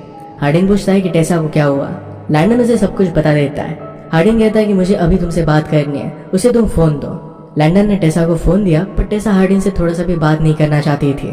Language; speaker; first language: Hindi; native; Hindi